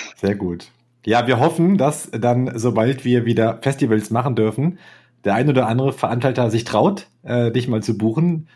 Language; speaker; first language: German; native; German